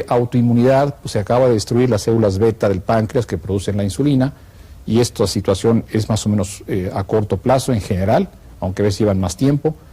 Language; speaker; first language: Spanish; native; Spanish